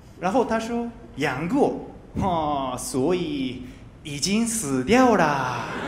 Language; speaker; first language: Chinese; non-native, fluent; Japanese